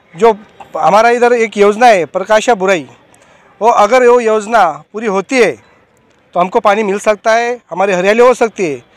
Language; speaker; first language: Hindi; non-native, local second language; Marathi